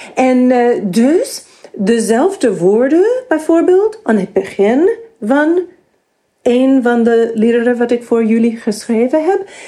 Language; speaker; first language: Dutch; non-native, fluent; English